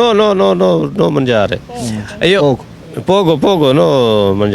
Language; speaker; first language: Italian; non-native, learner; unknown